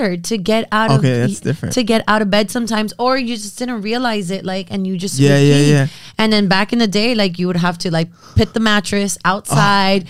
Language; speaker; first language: English; early bilingual, other home language; Spanish